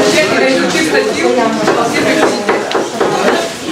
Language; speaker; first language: Russian; native; Russian